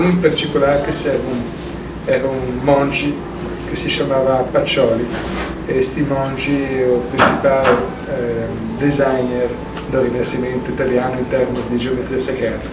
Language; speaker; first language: Portuguese; non-native, fluent; Italian